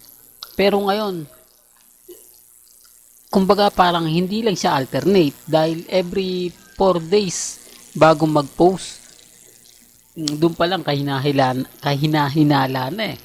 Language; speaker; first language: Filipino; native; Filipino